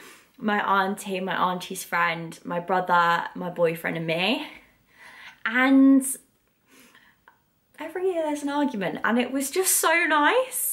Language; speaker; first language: English; native; English